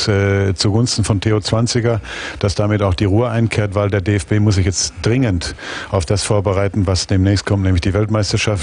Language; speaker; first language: German; native; German